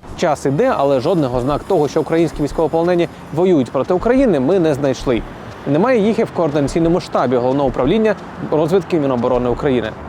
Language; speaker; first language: Ukrainian; native; Ukrainian